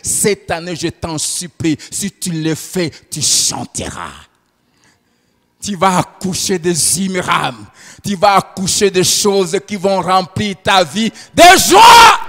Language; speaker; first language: French; non-native, local second language; Lingala